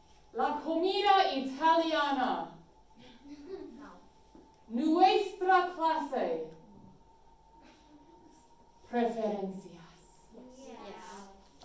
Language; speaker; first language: Spanish; non-native, fluent; English